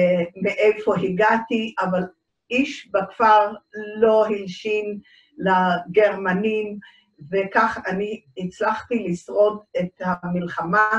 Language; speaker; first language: Hebrew; early bilingual, other home language; Dutch